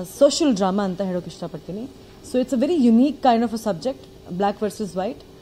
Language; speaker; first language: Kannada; non-native, fluent; Hindi